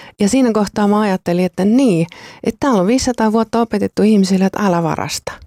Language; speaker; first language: Finnish; native; Finnish